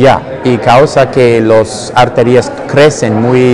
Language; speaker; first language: Spanish; non-native, learner; English